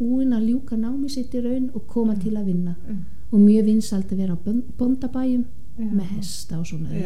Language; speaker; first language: Icelandic; non-native, fluent; German